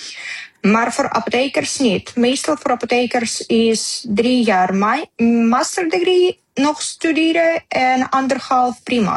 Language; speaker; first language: Dutch; non-native, learner; Ukrainian